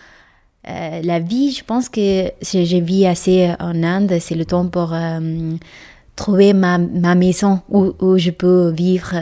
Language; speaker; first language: French; non-native, learner; Malayalam